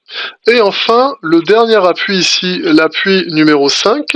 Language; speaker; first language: French; native; French